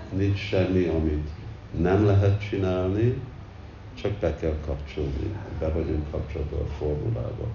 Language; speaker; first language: Hungarian; early bilingual, heritage; Hungarian